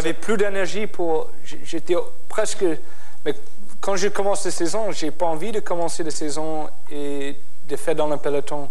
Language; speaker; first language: French; non-native, fluent; English